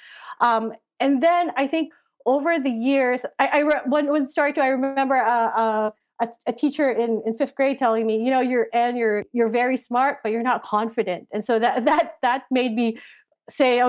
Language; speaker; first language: English; non-native, local second language; Filipino